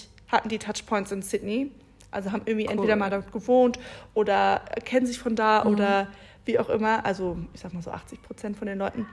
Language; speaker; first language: German; native; German